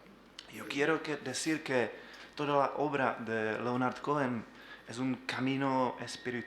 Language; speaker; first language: Spanish; non-native, learner; Czech